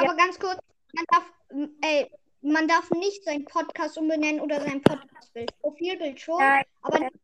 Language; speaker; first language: German; native; German